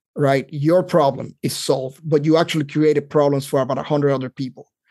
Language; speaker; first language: English; non-native, fluent; Spanish